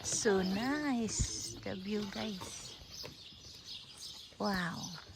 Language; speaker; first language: English; non-native, local second language; Filipino